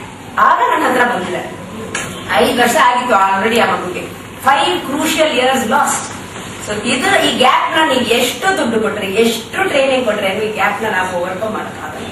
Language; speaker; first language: Kannada; non-native, local second language; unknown